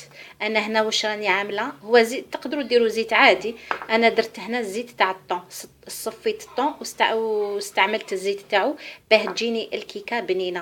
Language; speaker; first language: Arabic; native; Arabic